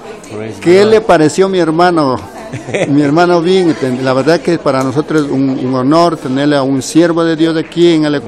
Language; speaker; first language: Spanish; native; Spanish